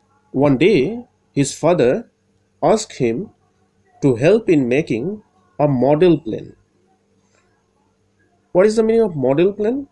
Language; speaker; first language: English; non-native, local second language; Bangla